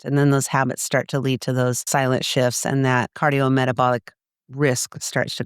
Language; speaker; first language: English; native; English